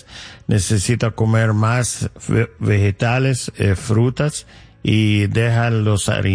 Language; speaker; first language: Spanish; non-native, learner; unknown